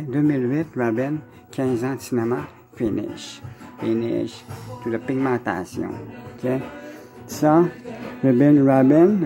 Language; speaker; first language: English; non-native, learner; French